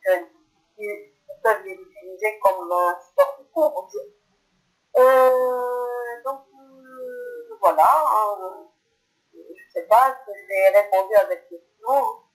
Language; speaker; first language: French; non-native, local second language; Arabic